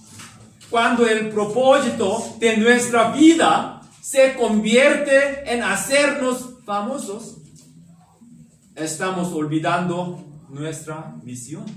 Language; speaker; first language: Spanish; non-native, learner; Korean